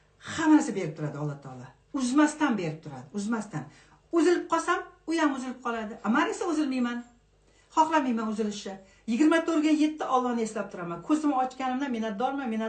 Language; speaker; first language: Uzbek; non-native, local second language; Kazakh